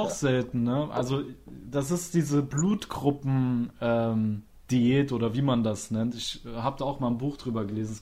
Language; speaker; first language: German; native; German